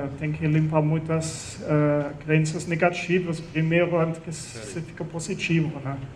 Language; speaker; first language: Portuguese; non-native, fluent; German